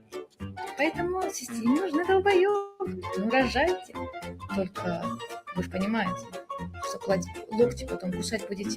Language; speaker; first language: Russian; native; Russian